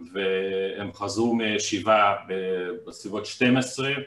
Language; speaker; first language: Hebrew; non-native, fluent; Hungarian